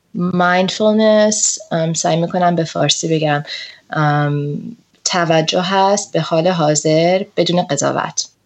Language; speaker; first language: Persian; early bilingual, heritage; Persian